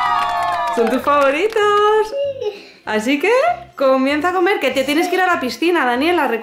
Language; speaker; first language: Spanish; native; Spanish